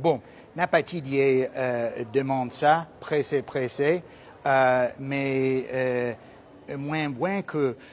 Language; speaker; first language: Haitian Creole; non-native, fluent; English